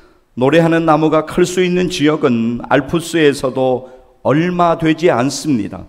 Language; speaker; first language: Korean; native; Korean